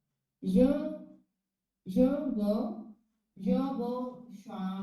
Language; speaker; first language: French; non-native, learner; Hindi